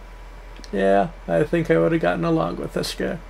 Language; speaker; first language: English; native; English